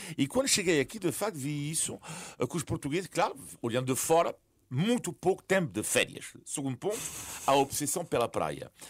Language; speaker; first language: Portuguese; non-native, fluent; French